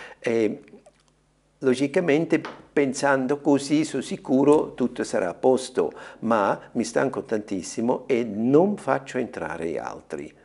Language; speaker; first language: Italian; non-native, fluent; German